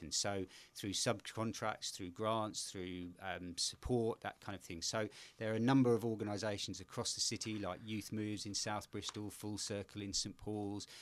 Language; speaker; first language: English; native; English